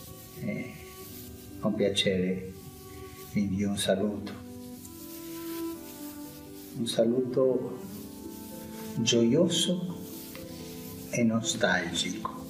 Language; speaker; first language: Italian; non-native, fluent; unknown